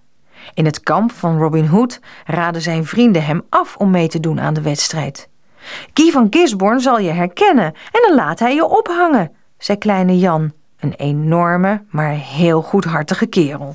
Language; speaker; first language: Dutch; native; Dutch